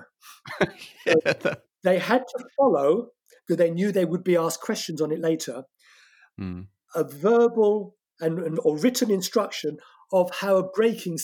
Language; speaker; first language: English; non-native, fluent; French